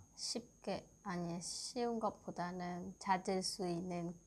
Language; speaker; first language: Korean; non-native, learner; Khmer